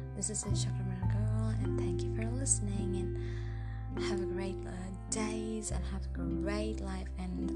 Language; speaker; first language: English; non-native, local second language; Malayalam